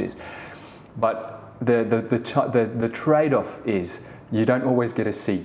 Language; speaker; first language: English; early bilingual, other home language; Afrikaans